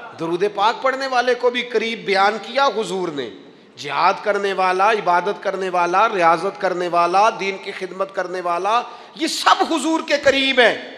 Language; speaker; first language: Urdu; non-native, local second language; Punjabi